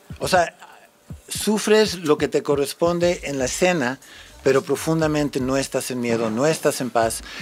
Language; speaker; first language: Spanish; native; Spanish